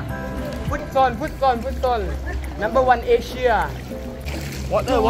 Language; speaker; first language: English; non-native, learner; Thai